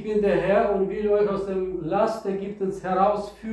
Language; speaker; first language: German; non-native, fluent; Russian